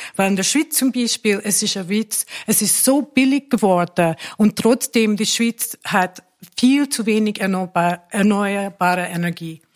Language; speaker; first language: German; non-native, fluent; English